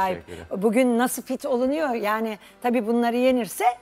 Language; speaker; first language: Turkish; native; Turkish